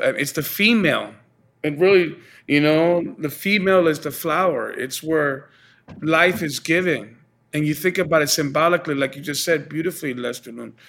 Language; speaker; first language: English; early bilingual, other home language; Spanish